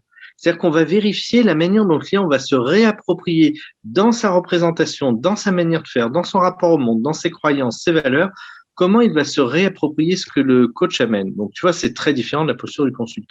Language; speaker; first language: French; native; French